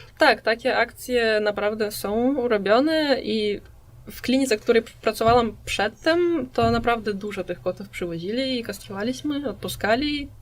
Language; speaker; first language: Polish; native; Polish